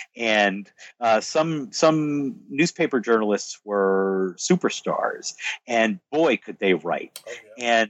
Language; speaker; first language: English; native; English